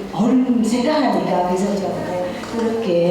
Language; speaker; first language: Korean; non-native, learner; Vietnamese